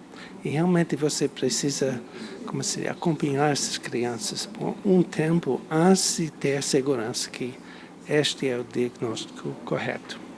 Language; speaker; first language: Portuguese; non-native, fluent; English